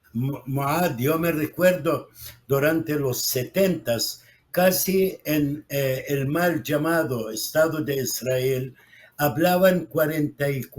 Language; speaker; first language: Spanish; non-native, fluent; Arabic